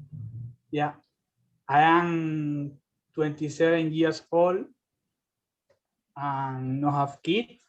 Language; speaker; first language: English; non-native, learner; Spanish